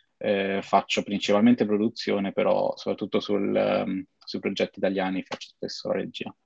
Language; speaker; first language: Italian; native; Italian